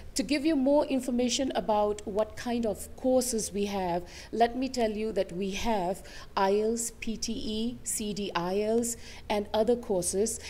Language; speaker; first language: English; non-native, local second language; Punjabi